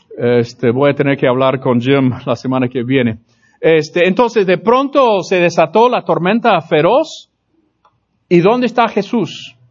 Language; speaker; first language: Spanish; non-native, fluent; English